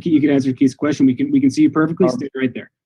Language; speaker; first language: English; native; English